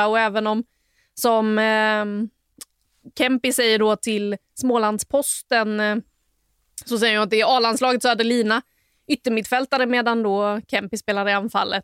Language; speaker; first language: Swedish; native; Swedish